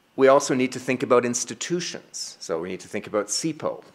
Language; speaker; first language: English; native; English